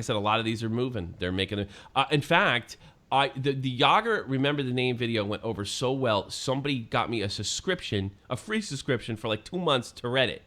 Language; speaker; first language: English; native; English